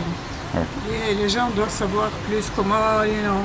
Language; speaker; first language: French; non-native, fluent; Bulgarian